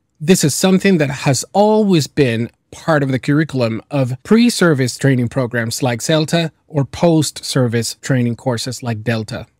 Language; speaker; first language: English; early bilingual, other home language; Spanish